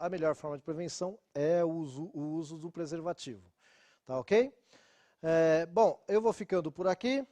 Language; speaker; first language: Portuguese; native; Portuguese